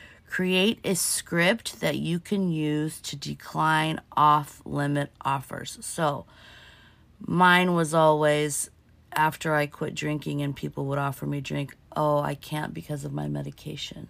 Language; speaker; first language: English; early bilingual, other home language; Portuguese